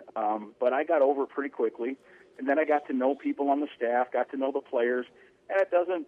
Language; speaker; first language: English; native; English